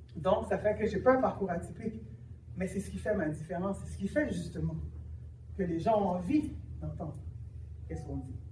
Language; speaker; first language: French; early bilingual, other home language; Haitian Creole